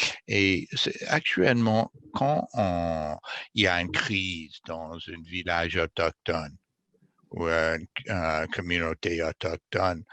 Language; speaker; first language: French; non-native, fluent; English